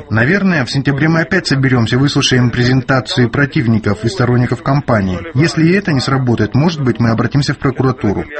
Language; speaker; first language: Russian; non-native, local second language; Georgian